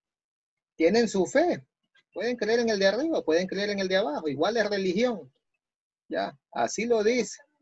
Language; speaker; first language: Spanish; native; Spanish